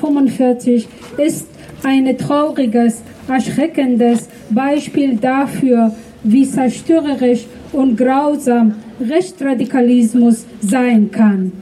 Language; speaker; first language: German; non-native, fluent; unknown